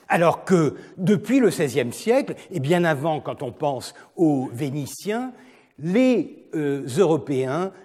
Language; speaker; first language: French; non-native, fluent; Turkish